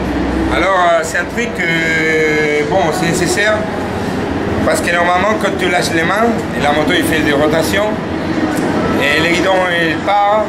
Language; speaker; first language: French; non-native, fluent; Spanish